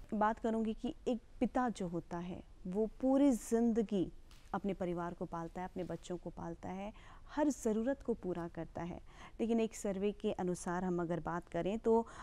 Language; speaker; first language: Hindi; native; Hindi